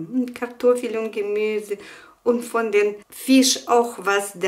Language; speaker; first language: German; non-native, fluent; Russian